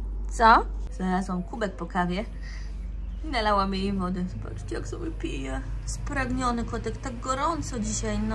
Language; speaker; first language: Polish; native; Polish